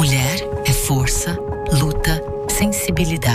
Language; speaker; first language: Portuguese; native; Portuguese